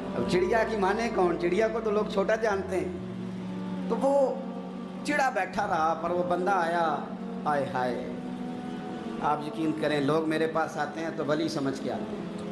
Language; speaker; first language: Urdu; non-native, local second language; Punjabi